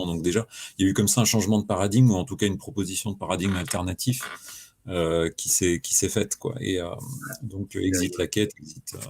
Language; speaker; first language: French; native; French